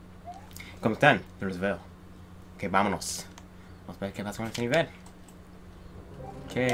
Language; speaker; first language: Spanish; early bilingual, heritage; Spanish